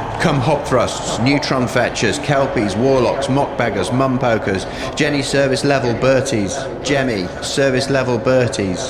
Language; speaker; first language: English; native; English